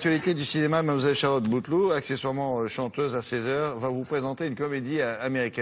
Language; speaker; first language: French; native; French